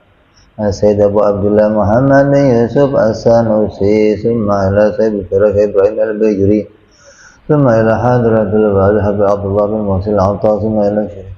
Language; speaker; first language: Arabic; non-native, fluent; Indonesian